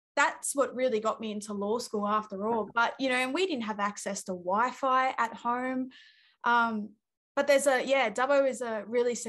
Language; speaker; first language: English; native; English